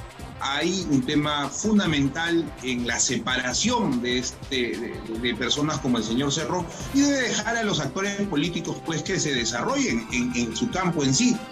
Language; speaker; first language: Spanish; native; Spanish